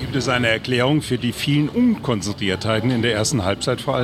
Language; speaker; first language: German; native; German